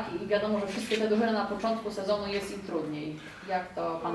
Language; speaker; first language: Polish; native; Polish